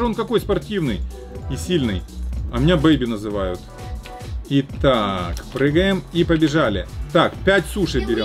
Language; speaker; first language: Russian; native; Russian